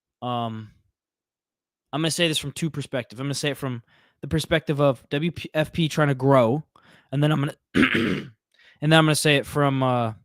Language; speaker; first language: English; native; English